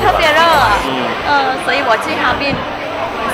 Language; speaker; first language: Chinese; non-native, learner; Thai